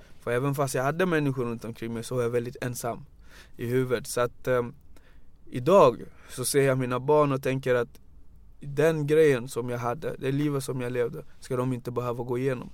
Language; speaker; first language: Swedish; early bilingual, other home language; Wolof